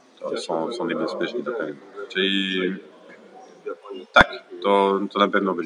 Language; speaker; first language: Polish; non-native, learner; French